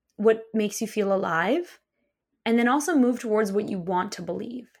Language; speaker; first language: English; early bilingual, other home language; Russian